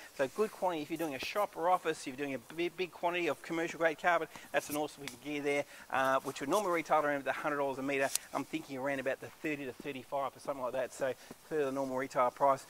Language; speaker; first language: English; native; English